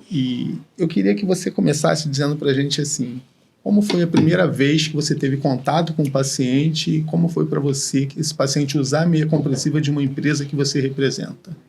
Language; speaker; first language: Portuguese; native; Portuguese